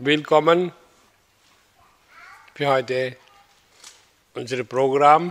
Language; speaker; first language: German; non-native, learner; Hindi